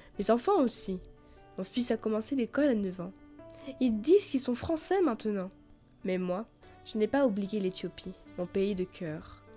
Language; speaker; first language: French; native; French